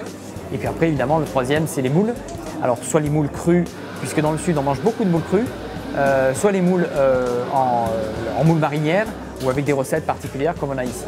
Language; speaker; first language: French; native; French